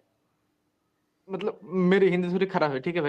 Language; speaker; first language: Hindi; non-native, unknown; Bangla